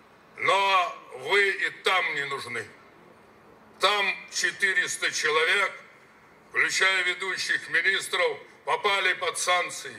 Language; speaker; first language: Russian; native; Russian